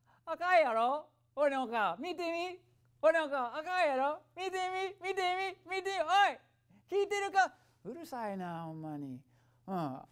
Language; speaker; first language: Japanese; non-native, fluent; English